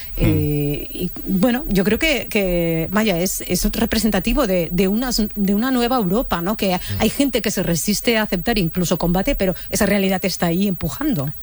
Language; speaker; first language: Spanish; native; Spanish